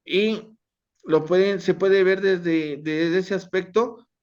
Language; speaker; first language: Spanish; native; Spanish